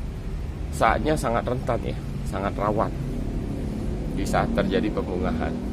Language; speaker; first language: Indonesian; native; Indonesian